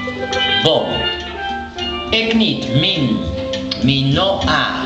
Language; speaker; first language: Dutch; non-native, local second language; Papiamento